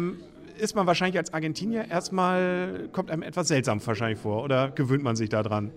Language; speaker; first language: German; native; German